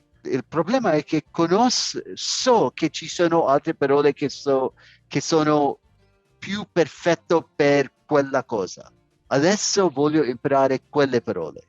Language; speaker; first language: Italian; non-native, learner; English